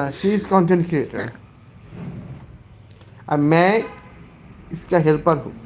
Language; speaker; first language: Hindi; non-native, learner; Bangla